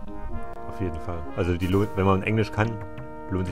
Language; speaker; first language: German; native; German